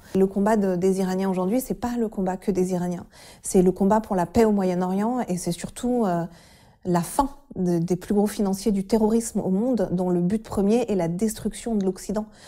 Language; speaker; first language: French; early bilingual, other home language; Persian